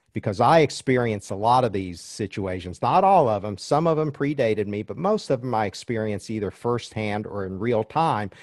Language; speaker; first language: English; early bilingual, other home language; Chinese